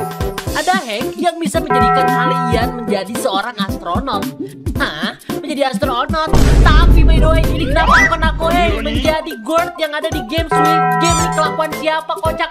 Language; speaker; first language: Indonesian; native; Indonesian